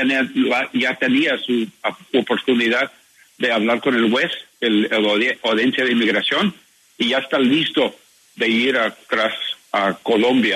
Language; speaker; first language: Spanish; non-native, learner; English